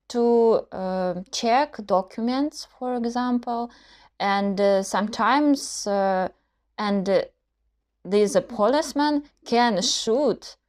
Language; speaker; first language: English; non-native, learner; Russian